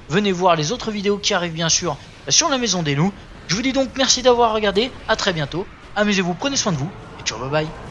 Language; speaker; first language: French; native; French